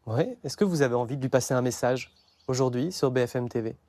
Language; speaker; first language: French; native; French